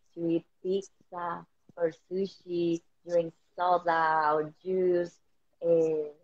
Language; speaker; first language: English; non-native, learner; Spanish